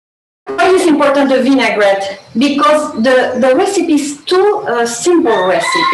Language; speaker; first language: English; non-native, learner; Spanish